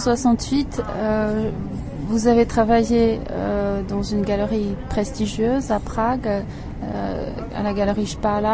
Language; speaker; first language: French; non-native, fluent; Czech